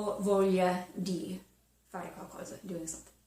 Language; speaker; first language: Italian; non-native, fluent; English